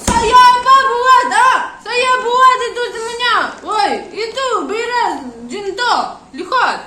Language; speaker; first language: Indonesian; non-native, learner; Russian